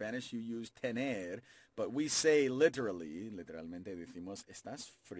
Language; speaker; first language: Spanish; non-native, learner; English